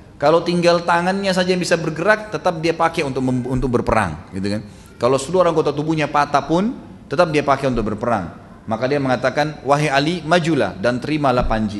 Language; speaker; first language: Indonesian; native; Indonesian